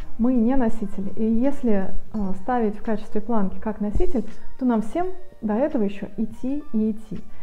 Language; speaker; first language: Russian; native; Russian